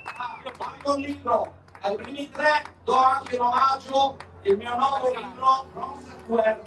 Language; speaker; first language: Italian; native; Italian